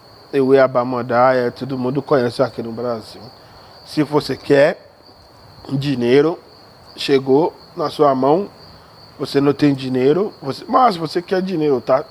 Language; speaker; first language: Portuguese; non-native, learner; Yoruba